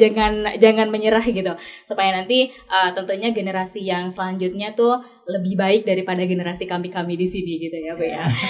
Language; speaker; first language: Indonesian; native; Indonesian